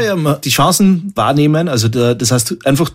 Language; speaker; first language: German; native; German